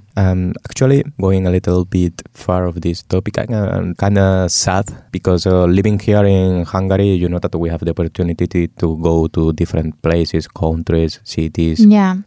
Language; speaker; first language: English; non-native, fluent; Spanish